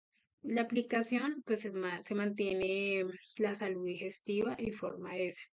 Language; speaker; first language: Spanish; native; Spanish